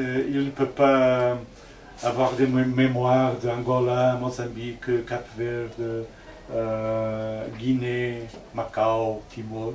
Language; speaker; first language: French; non-native, fluent; Portuguese